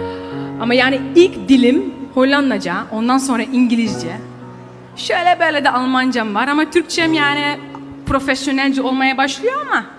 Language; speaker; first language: Turkish; early bilingual, heritage; Dutch